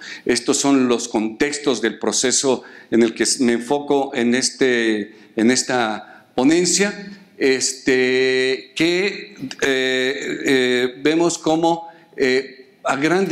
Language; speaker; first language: Spanish; native; Spanish